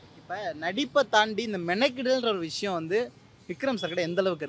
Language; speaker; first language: Tamil; native; Tamil